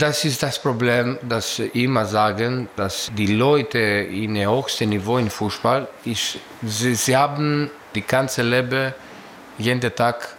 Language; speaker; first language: German; non-native, learner; Greek